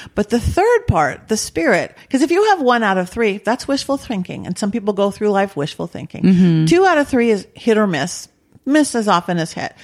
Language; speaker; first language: English; native; English